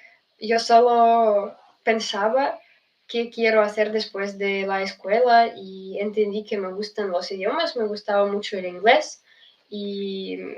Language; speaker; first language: Spanish; non-native, fluent; Russian